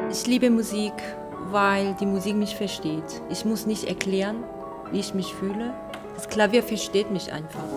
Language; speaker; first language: German; non-native, fluent; Korean